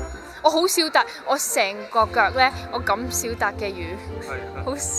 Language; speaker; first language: Cantonese; early bilingual, heritage; Cantonese